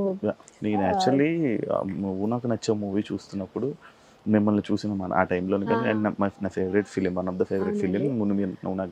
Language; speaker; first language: Telugu; native; Telugu